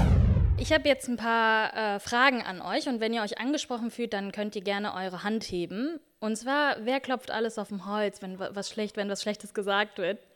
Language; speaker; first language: German; native; German